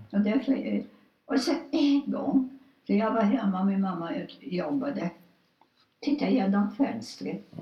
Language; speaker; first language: Swedish; non-native, fluent; Polish